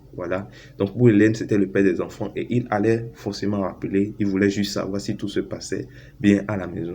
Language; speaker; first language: French; native; French